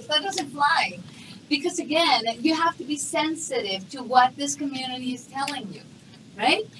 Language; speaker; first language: English; non-native, fluent; Spanish